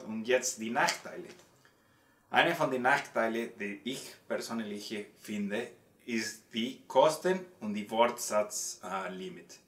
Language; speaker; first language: German; non-native, learner; Spanish